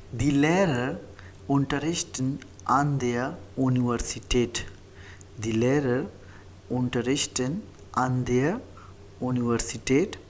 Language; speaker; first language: German; non-native, fluent; Hindi